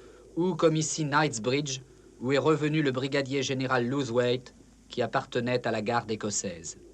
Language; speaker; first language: French; native; French